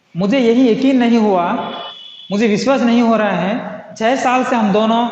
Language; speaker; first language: Hindi; non-native, local second language; Telugu